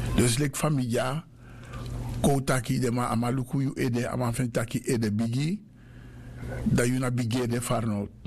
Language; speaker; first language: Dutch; native; Dutch